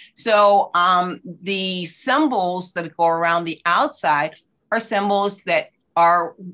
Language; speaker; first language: English; native; English